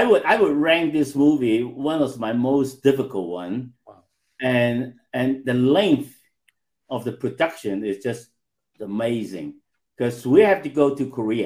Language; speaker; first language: English; non-native, local second language; Cantonese